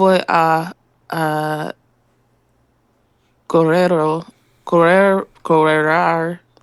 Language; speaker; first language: Spanish; non-native, learner; English